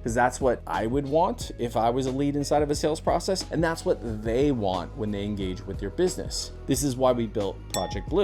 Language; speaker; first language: English; native; English